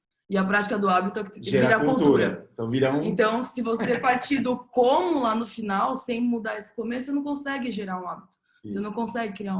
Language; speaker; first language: Portuguese; native; Portuguese